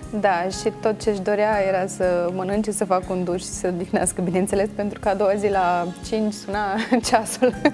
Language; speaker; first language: Romanian; native; Romanian